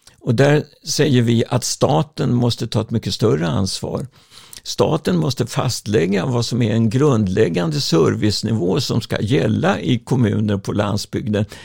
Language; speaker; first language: Swedish; native; Swedish